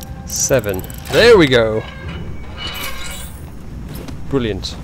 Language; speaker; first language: English; native; English